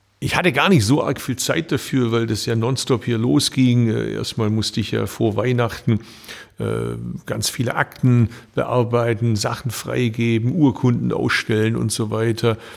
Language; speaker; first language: German; early bilingual, other home language; Turkish